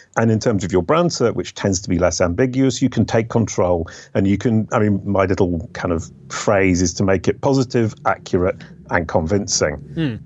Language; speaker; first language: English; native; English